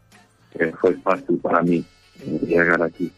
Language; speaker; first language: Spanish; non-native, learner; Portuguese